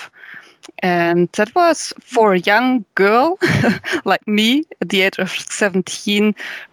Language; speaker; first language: English; non-native, fluent; German